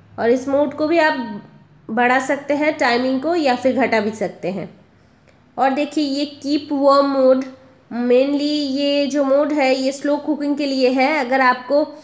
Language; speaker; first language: Hindi; non-native, local second language; Bangla